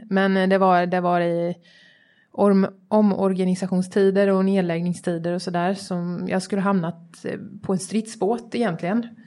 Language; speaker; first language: Swedish; native; Swedish